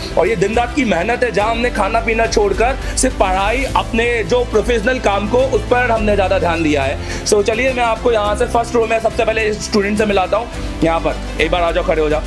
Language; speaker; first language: Hindi; native; Hindi